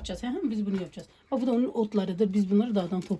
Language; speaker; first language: Turkish; native; Turkish